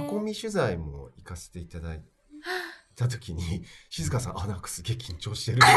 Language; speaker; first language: Japanese; native; Japanese